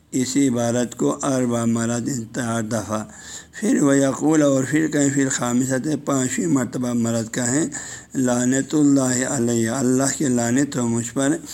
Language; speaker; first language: Urdu; non-native, local second language; Balti